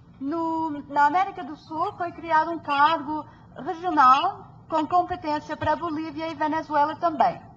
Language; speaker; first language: Portuguese; early bilingual, heritage; Portuguese